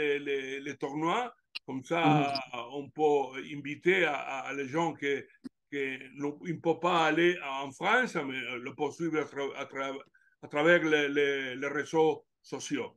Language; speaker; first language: French; non-native, learner; Italian